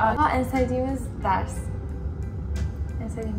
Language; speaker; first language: Turkish; early bilingual, heritage; Turkish